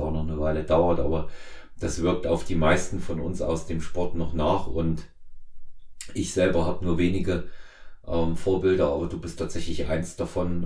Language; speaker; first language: German; native; German